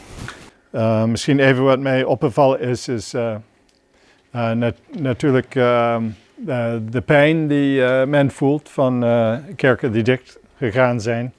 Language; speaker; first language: Dutch; non-native, fluent; English